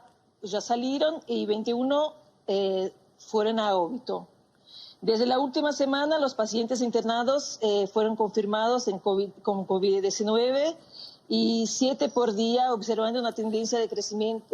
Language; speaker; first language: Spanish; non-native, fluent; Portuguese